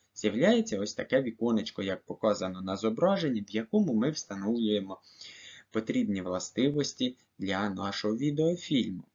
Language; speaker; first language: Ukrainian; native; Ukrainian